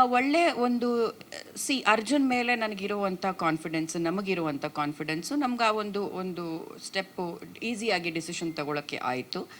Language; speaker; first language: Kannada; non-native, local second language; Tulu